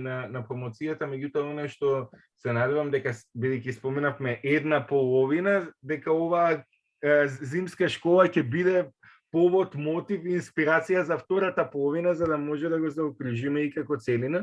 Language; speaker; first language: Macedonian; native; Macedonian